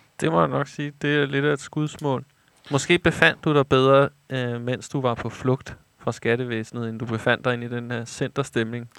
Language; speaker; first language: Danish; native; Danish